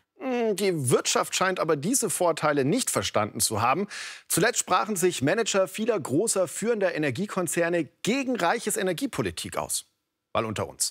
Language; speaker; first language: German; native; German